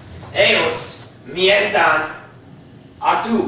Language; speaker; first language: Spanish; non-native, learner; English